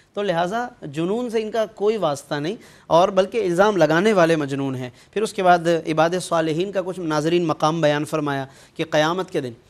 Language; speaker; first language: Urdu; native; Urdu